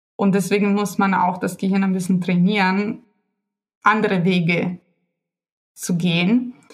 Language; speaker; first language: German; non-native, fluent; Italian